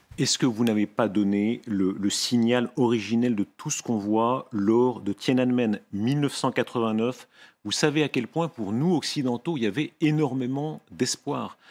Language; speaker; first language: French; native; French